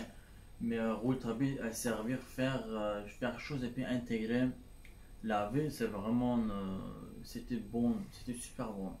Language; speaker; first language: French; non-native, learner; Turkish